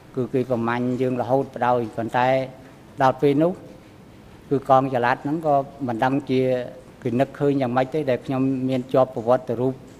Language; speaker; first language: Khmer; native; Khmer